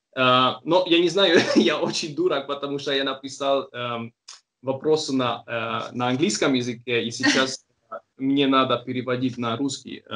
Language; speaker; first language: Russian; non-native, learner; Hungarian